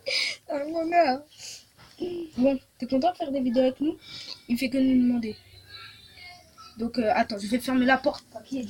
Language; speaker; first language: French; native; French